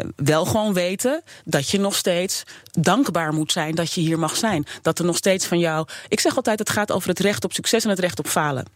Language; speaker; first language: Dutch; native; Dutch